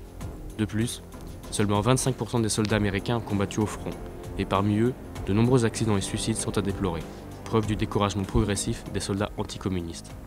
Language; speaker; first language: French; native; French